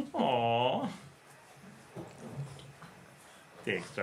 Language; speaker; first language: Spanish; non-native, learner; English